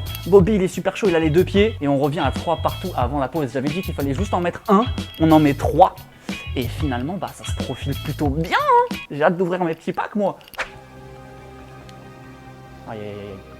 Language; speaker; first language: French; native; French